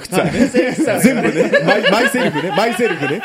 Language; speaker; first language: Japanese; native; Japanese